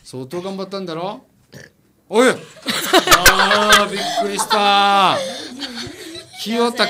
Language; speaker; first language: Japanese; native; Japanese